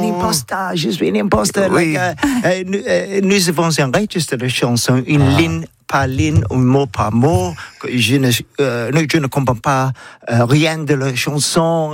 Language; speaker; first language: French; non-native, learner; English